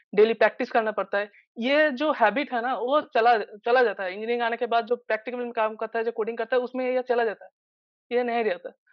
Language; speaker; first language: Hindi; non-native, local second language; Bangla